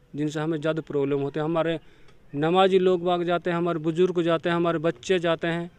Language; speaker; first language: Hindi; native; Hindi